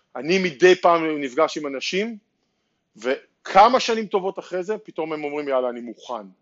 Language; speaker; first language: Hebrew; native; Hebrew